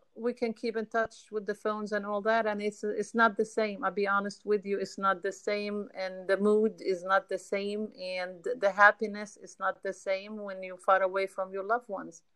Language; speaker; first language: English; non-native, fluent; Arabic